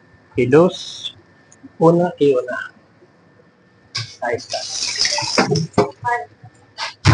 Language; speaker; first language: Spanish; non-native, learner; Filipino